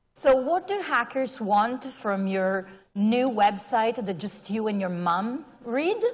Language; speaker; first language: English; non-native, fluent; Italian